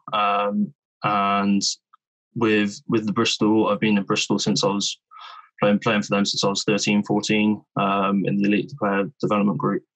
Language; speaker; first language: English; native; English